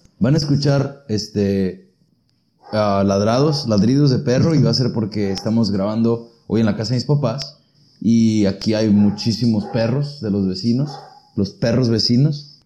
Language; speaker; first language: Spanish; native; Spanish